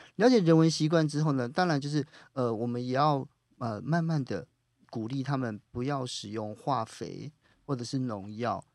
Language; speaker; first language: Chinese; native; Chinese